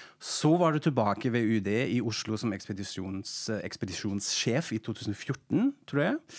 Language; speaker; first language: Norwegian; non-native, fluent; German